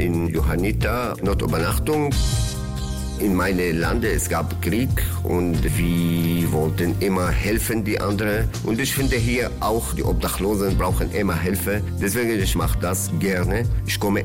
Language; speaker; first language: German; non-native, learner; Arabic